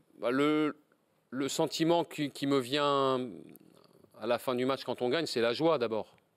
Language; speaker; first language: French; native; French